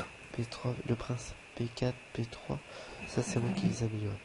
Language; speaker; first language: French; native; French